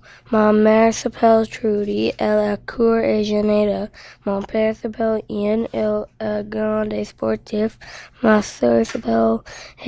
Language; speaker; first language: French; non-native, local second language; English